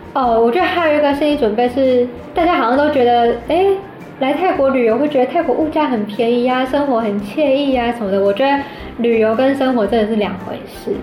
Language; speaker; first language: Chinese; native; Chinese